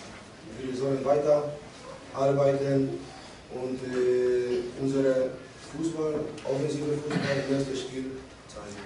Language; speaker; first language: German; non-native, learner; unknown